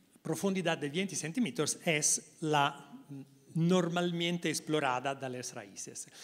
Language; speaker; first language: Spanish; non-native, learner; Italian